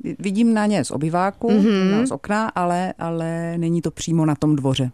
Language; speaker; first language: Czech; native; Czech